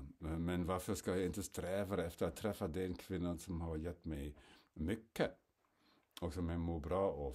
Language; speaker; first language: Swedish; non-native, fluent; German